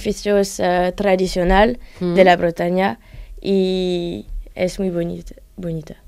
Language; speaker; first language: Spanish; non-native, learner; French